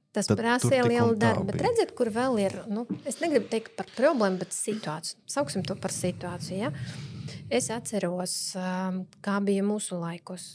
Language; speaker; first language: Latvian; non-native, local second language; Russian